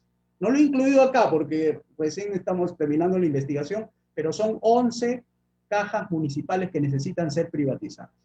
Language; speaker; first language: Spanish; native; Spanish